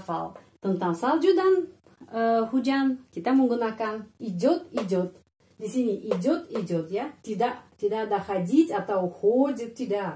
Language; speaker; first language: Indonesian; non-native, fluent; Russian